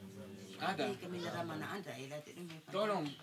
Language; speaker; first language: Indonesian; non-native, fluent; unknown